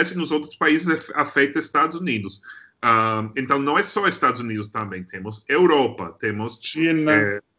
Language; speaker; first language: Portuguese; non-native, fluent; English